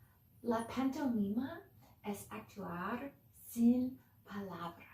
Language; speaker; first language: Spanish; non-native, learner; English